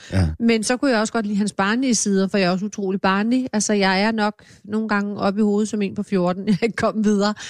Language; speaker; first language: Danish; native; Danish